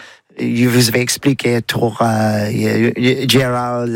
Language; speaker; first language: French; non-native, learner; English